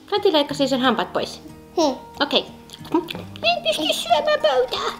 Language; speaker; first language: Finnish; native; Finnish